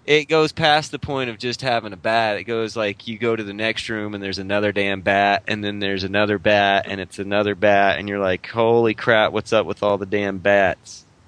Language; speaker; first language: English; native; English